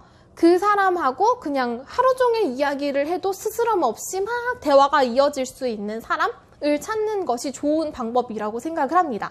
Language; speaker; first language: Korean; native; Korean